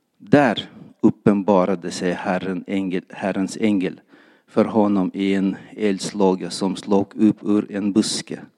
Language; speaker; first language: Swedish; non-native, fluent; Kyrgyz